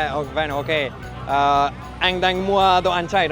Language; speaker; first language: Vietnamese; non-native, learner; French